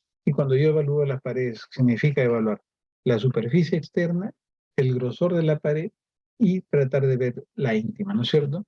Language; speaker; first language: Spanish; native; Spanish